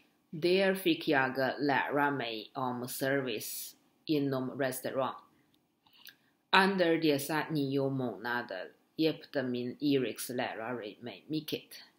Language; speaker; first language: Swedish; non-native, fluent; Chinese